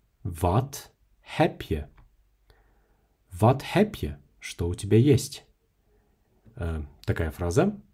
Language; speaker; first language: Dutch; non-native, fluent; Russian